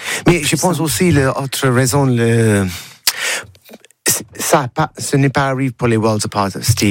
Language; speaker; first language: French; non-native, learner; English